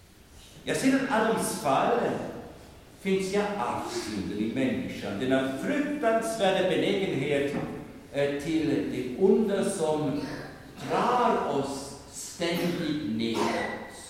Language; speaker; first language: Swedish; non-native, fluent; German